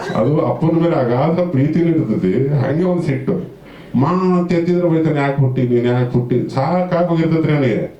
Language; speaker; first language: Kannada; native; Kannada